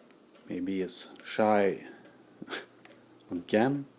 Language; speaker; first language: English; non-native, learner; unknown